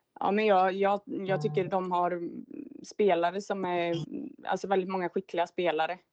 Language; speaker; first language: Swedish; native; Swedish